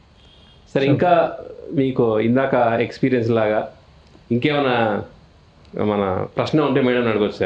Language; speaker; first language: Telugu; native; Telugu